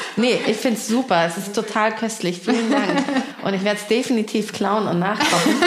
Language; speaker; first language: German; early bilingual, other home language; Persian